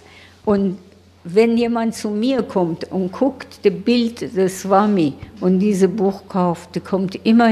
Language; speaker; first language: German; non-native, learner; Persian